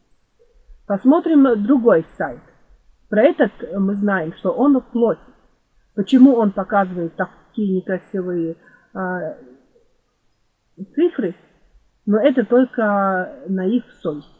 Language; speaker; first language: Russian; non-native, fluent; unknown